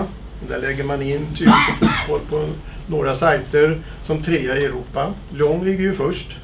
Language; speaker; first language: Swedish; native; Swedish